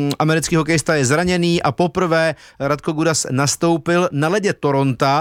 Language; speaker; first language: Czech; native; Czech